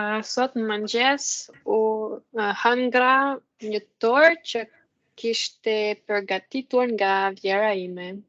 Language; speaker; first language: Albanian; non-native, learner; French